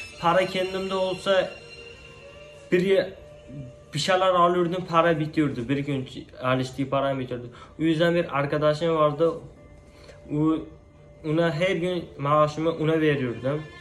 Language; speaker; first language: Turkish; non-native, learner; Uzbek